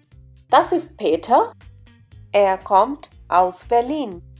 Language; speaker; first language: German; non-native, fluent; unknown